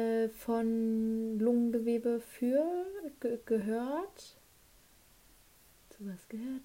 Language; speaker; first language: German; native; German